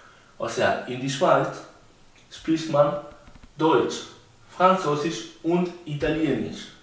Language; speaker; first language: German; non-native, fluent; Spanish